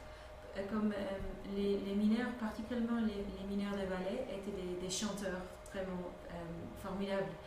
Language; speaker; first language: French; non-native, fluent; English